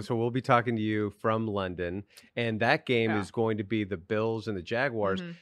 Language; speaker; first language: English; native; English